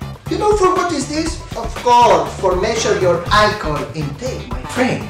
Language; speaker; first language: English; non-native, learner; Spanish